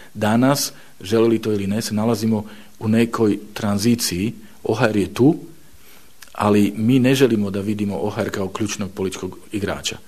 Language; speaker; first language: Bosnian; non-native, fluent; Slovak